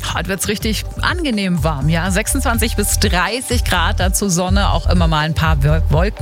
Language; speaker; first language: German; native; German